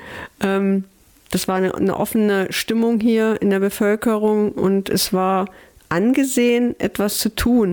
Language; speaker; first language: German; native; German